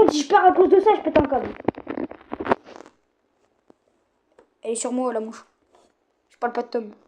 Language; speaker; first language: French; native; French